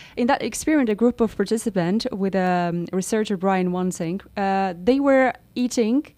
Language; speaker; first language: English; non-native, fluent; Romanian